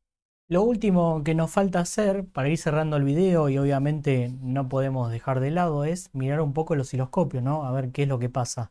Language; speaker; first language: Spanish; native; Spanish